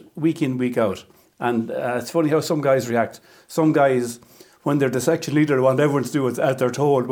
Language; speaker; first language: English; native; English